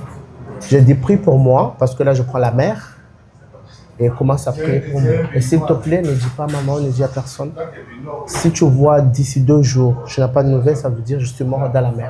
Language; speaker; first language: French; non-native, local second language; Ngazidja Comorian